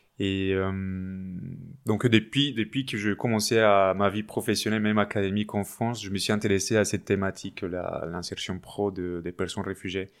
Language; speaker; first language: French; non-native, fluent; Spanish